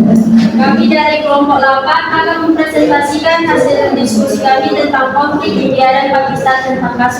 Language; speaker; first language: Indonesian; native; Indonesian